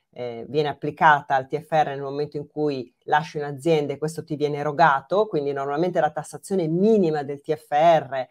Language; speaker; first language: Italian; native; Italian